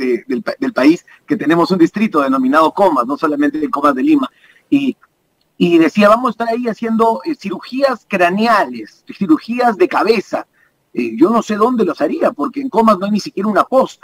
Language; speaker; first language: Spanish; native; Spanish